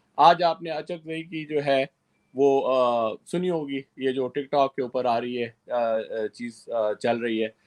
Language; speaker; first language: Urdu; non-native, local second language; Sindhi